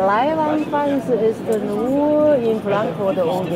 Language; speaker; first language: German; non-native, learner; Chinese